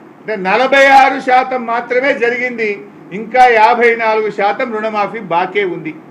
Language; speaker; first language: Telugu; native; Telugu